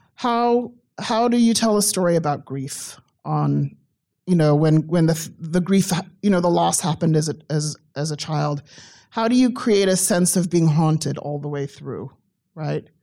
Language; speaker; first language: English; native; English